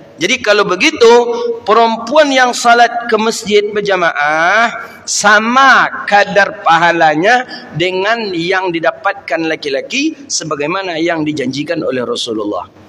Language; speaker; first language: Malay; non-native, local second language; Minangkabau